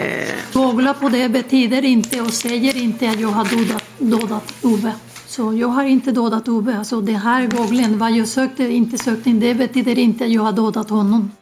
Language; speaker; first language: Swedish; non-native, learner; Spanish